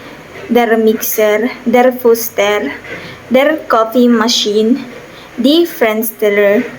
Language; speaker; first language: German; non-native, learner; Bikol